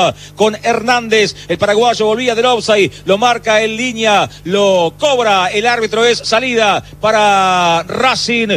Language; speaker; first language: Spanish; native; Spanish